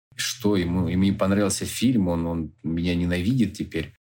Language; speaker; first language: Russian; native; Russian